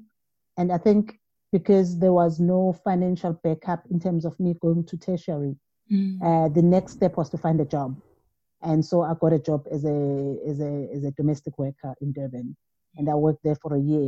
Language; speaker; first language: English; non-native, local second language; Zulu